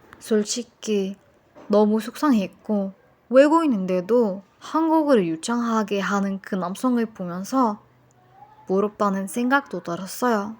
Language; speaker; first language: Korean; non-native, fluent; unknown